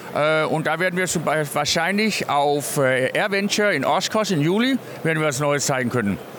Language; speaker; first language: German; non-native, fluent; English